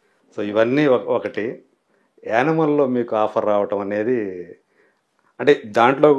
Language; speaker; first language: Telugu; native; Telugu